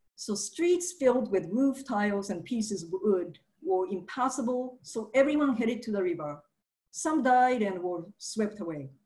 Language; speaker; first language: English; early bilingual, other home language; Japanese